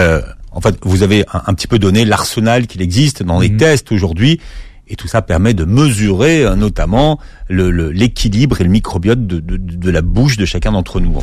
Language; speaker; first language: French; native; French